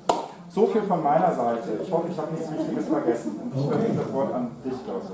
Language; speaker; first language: German; native; German